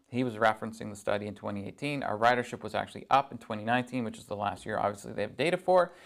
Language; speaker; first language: English; native; English